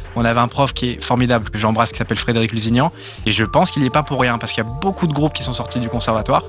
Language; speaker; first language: French; early bilingual, other home language; Serbian